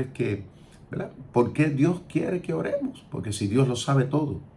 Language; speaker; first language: Spanish; native; Spanish